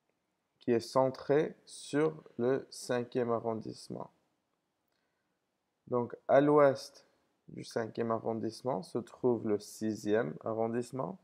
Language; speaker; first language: French; non-native, fluent; English